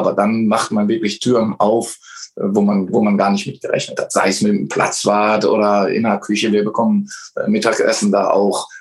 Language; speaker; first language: German; native; German